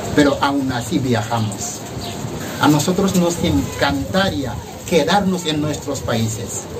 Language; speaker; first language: Spanish; non-native, fluent; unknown